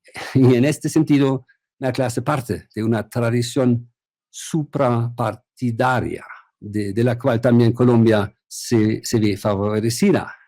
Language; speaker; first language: Spanish; non-native, fluent; German